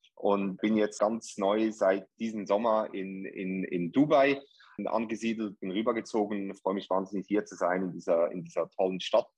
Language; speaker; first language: German; native; German